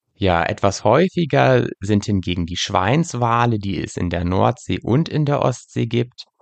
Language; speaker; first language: German; native; German